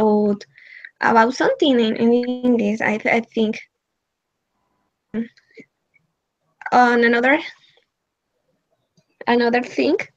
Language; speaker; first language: English; non-native, learner; Spanish